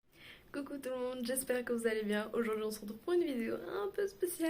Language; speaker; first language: French; native; French